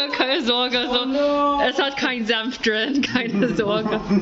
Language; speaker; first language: German; non-native, learner; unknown